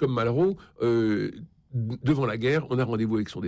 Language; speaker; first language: French; native; French